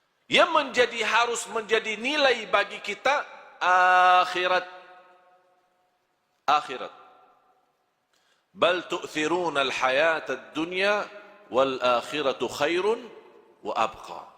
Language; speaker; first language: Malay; non-native, fluent; Arabic